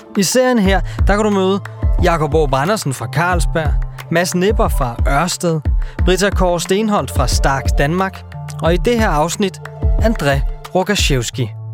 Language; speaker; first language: Danish; native; Danish